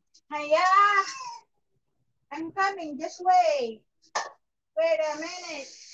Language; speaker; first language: English; non-native, local second language; Iloko